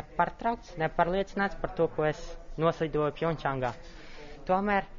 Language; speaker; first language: Latvian; non-native, local second language; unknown